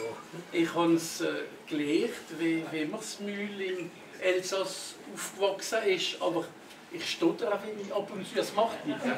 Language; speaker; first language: German; non-native, local second language; French